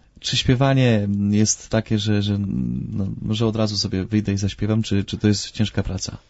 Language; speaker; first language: Polish; native; Polish